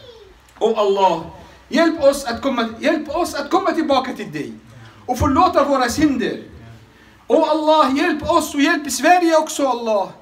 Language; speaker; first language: Swedish; non-native, fluent; Arabic